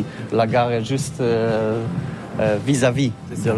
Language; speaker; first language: French; non-native, learner; Polish